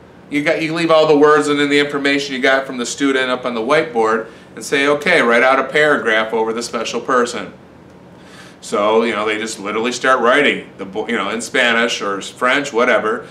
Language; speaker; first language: English; native; English